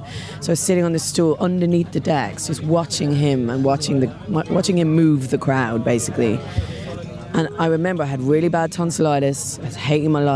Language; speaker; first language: English; native; English